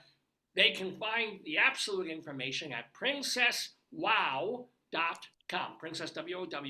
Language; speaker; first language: English; native; English